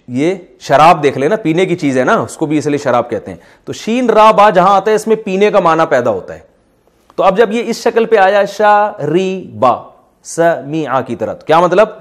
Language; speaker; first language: Urdu; native; Urdu